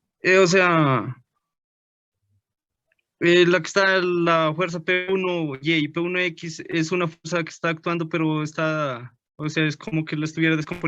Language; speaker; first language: Spanish; native; Spanish